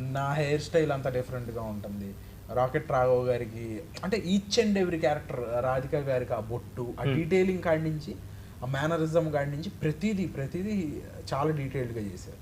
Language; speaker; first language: Telugu; native; Telugu